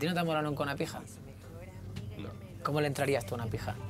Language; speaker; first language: Spanish; native; Spanish